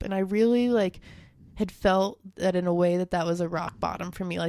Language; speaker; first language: English; native; English